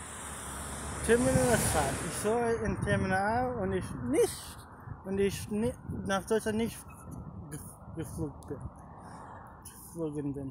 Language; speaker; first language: German; non-native, learner; English